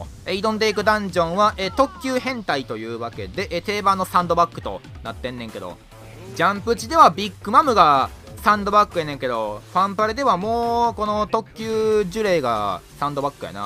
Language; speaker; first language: Japanese; native; Japanese